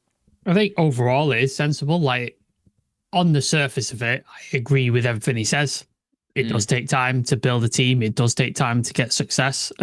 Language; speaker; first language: English; native; English